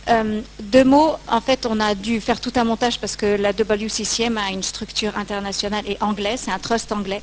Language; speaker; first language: French; native; French